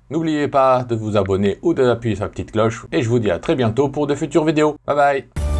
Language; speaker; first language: French; native; French